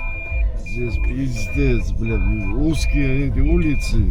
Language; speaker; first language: Russian; non-native, fluent; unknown